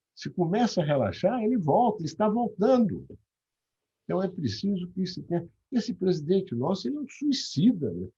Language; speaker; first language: Portuguese; native; Portuguese